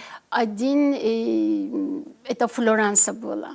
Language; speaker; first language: Russian; non-native, learner; Turkish